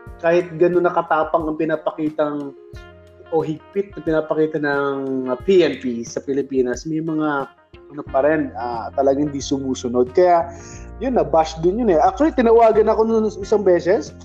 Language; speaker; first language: Filipino; non-native, local second language; Bikol